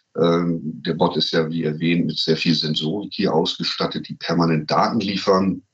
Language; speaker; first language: German; native; German